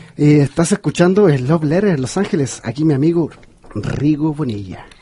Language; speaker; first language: Spanish; native; Spanish